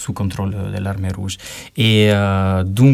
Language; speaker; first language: French; non-native, learner; Albanian